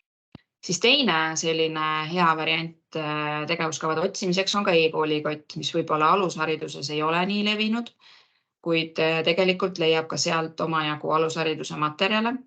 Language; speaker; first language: Estonian; native; Estonian